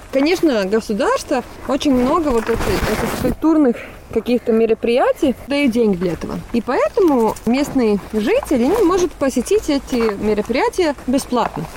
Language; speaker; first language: Russian; non-native, local second language; Latvian